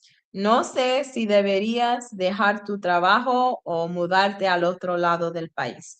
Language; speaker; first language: Spanish; non-native, learner; English